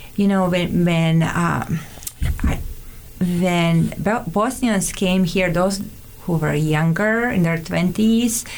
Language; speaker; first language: English; non-native, fluent; Serbian